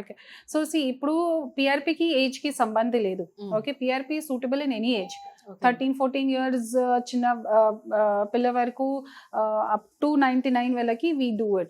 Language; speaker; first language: Telugu; non-native, local second language; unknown